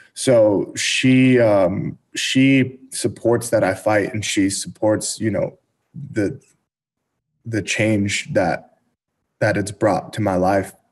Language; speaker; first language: English; native; English